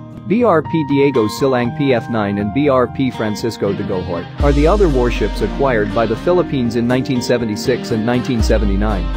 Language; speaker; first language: English; non-native, local second language; Filipino